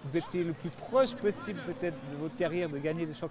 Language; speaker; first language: French; native; French